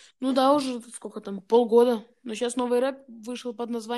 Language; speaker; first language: Russian; early bilingual, heritage; Russian